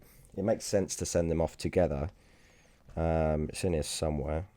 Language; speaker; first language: English; native; English